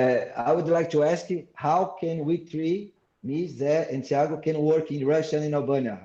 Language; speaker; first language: English; non-native, fluent; Portuguese